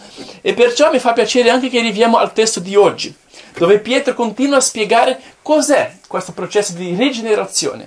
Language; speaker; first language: Italian; non-native, fluent; Portuguese